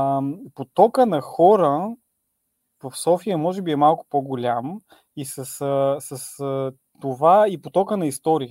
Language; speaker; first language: Bulgarian; native; Bulgarian